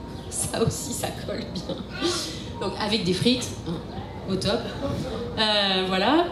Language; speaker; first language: French; native; French